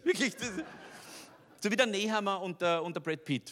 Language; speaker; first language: German; native; German